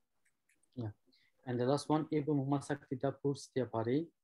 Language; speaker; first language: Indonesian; non-native, learner; Turkish